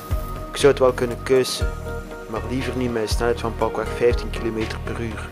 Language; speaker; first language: Dutch; native; Dutch